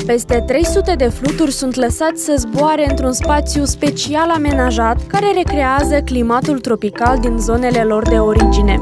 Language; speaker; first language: Romanian; native; Romanian